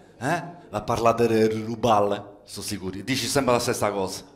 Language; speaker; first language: Italian; early bilingual, other home language; French